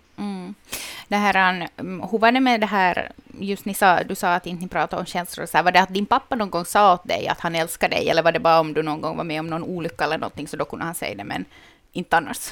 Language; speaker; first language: Swedish; native; Swedish